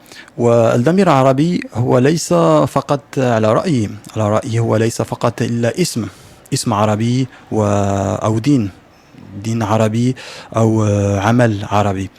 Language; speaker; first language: Arabic; non-native, learner; French